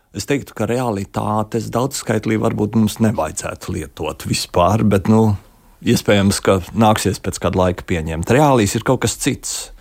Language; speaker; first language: Latvian; native; Latvian